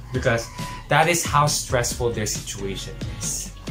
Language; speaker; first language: English; non-native, local second language; Filipino